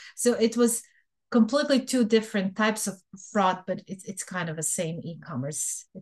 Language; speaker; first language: English; non-native, fluent; Bosnian